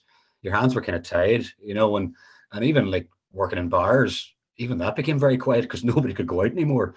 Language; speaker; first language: English; native; English